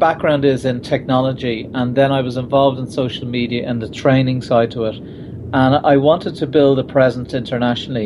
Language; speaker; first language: English; native; English